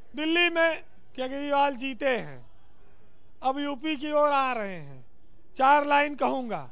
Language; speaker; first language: Hindi; native; Hindi